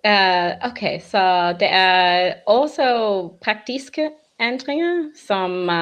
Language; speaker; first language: Danish; non-native, learner; English